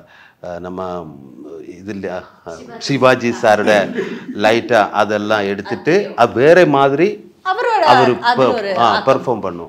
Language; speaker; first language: Tamil; non-native, learner; Malayalam